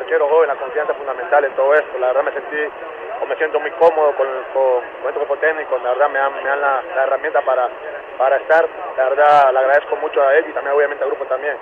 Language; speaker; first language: Spanish; native; Spanish